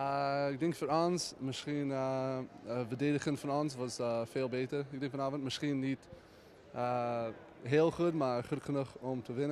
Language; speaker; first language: Dutch; non-native, learner; English